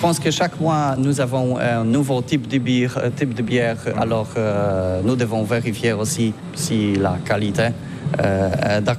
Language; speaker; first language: French; non-native, learner; Polish